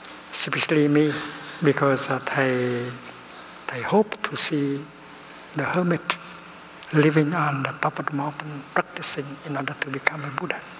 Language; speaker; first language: English; non-native, fluent; Vietnamese